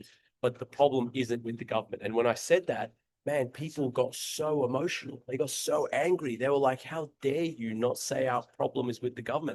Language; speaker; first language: English; native; English